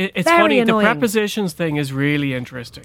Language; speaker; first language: English; native; English